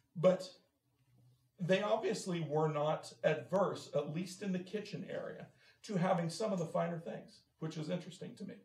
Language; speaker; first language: English; native; English